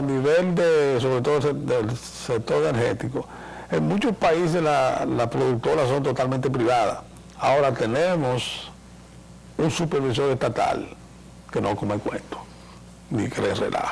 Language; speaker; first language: Spanish; native; Spanish